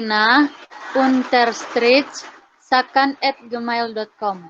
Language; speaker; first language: German; non-native, learner; Indonesian